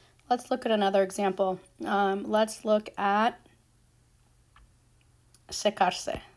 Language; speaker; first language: English; native; English